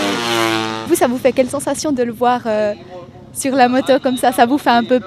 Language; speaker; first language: French; native; French